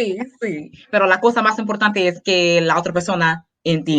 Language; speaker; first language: Spanish; non-native, fluent; English